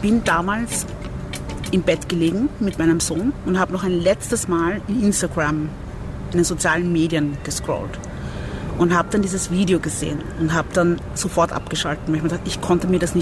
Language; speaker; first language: German; early bilingual, other home language; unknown